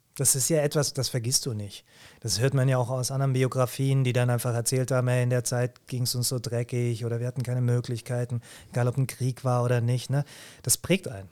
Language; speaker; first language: German; early bilingual, other home language; Arabic